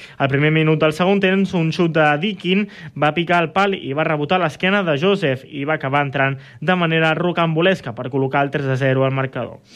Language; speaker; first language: Catalan; native; Catalan